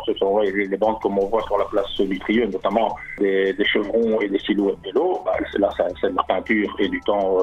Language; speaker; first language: French; native; French